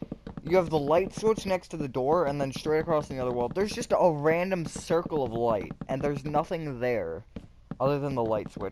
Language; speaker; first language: English; native; English